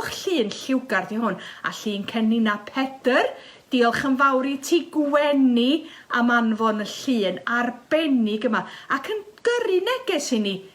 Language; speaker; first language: Welsh; native; Welsh